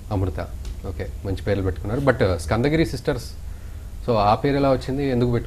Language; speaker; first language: Telugu; native; Telugu